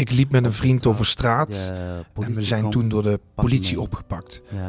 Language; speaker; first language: Dutch; non-native, learner; Arabic